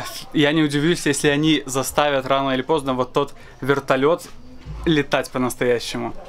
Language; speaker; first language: Russian; native; Russian